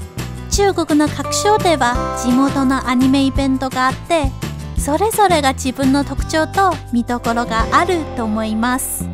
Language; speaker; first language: Japanese; non-native, fluent; Chinese